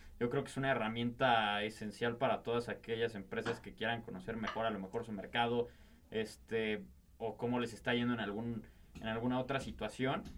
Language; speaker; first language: Spanish; native; Spanish